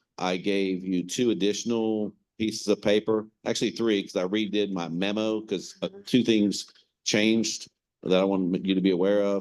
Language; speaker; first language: English; native; English